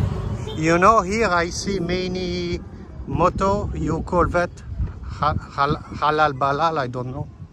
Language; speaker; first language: English; non-native, learner; Dutch